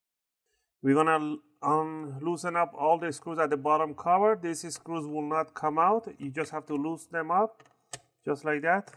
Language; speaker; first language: English; non-native, fluent; Spanish